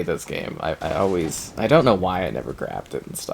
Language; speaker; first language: English; native; English